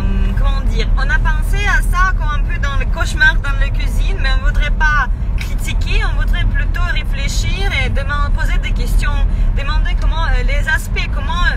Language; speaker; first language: French; non-native, fluent; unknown